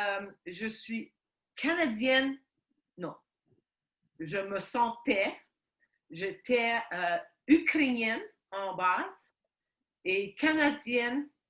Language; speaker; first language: French; early bilingual, heritage; Ukrainian